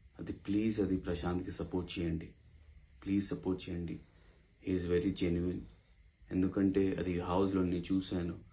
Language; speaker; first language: Telugu; non-native, local second language; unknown